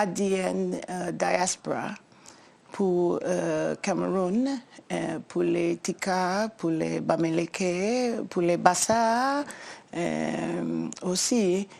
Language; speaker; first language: French; non-native, learner; English